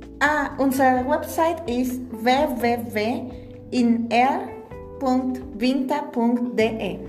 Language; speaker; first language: German; non-native, learner; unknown